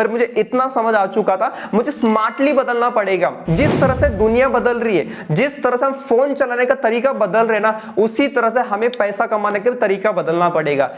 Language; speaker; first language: Hindi; non-native, local second language; Telugu